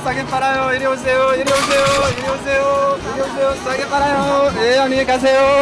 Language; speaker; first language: Korean; non-native, learner; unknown